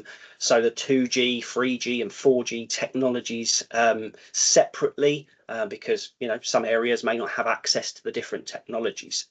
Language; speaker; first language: English; native; English